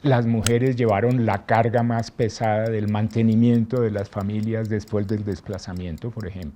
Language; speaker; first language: Spanish; native; Spanish